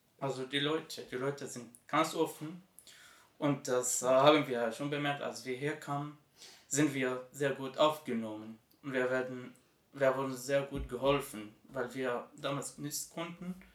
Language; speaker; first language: German; non-native, learner; Arabic